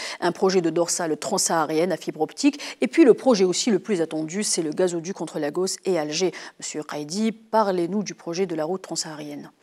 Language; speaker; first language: French; non-native, local second language; Arabic